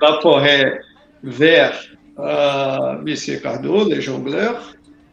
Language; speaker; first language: French; non-native, learner; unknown